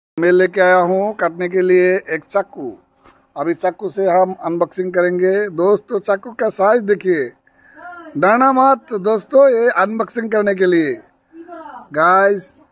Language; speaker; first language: Hindi; non-native, local second language; Bangla